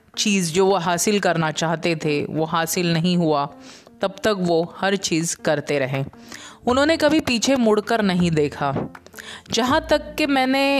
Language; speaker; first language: Hindi; non-native, local second language; Marathi